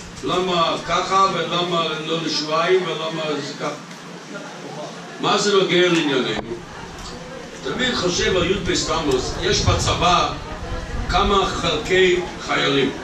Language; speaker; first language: Hebrew; non-native, fluent; English